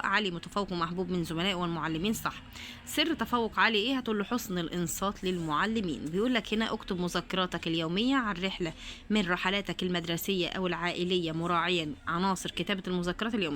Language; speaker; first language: Arabic; native; Arabic